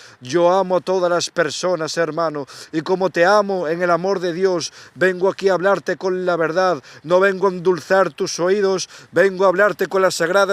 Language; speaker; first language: Spanish; native; Spanish